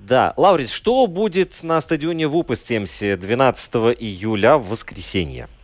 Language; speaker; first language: Russian; native; Russian